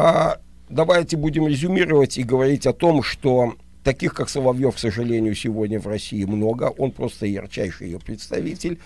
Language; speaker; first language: Russian; native; Russian